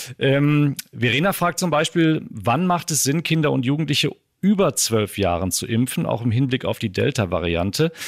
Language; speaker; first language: German; native; German